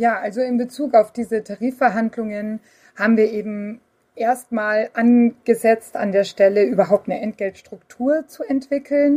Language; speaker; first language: German; native; German